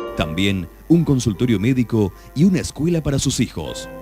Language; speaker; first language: Spanish; native; Spanish